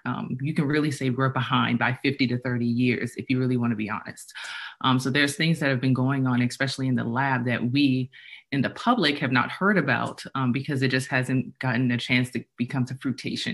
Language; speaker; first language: English; native; English